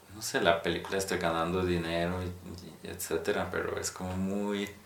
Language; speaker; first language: Spanish; non-native, fluent; Polish